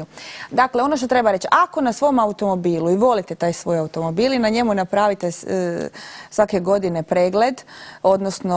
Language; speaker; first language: Croatian; native; Croatian